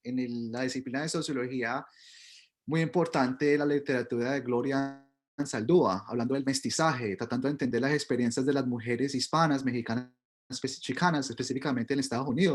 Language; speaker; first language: Spanish; early bilingual, heritage; Spanish